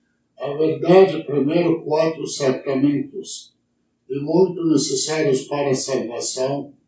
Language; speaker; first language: Portuguese; non-native, learner; Arabic